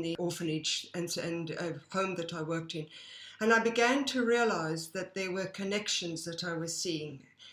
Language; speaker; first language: English; native; English